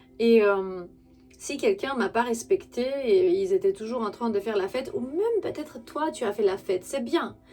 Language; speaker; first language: French; non-native, fluent; Romanian